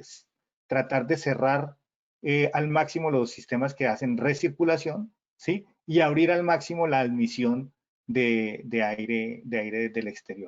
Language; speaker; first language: Spanish; native; Spanish